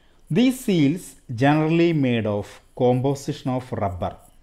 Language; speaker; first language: English; non-native, local second language; Malayalam